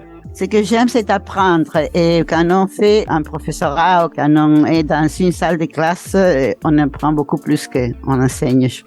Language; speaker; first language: French; non-native, fluent; Spanish